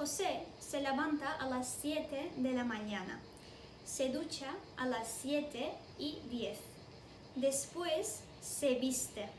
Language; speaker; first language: Spanish; non-native, fluent; Turkish